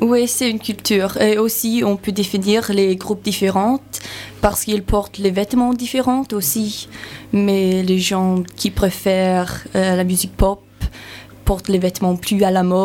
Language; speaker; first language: French; non-native, learner; English